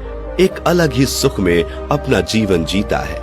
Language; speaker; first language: Hindi; native; Hindi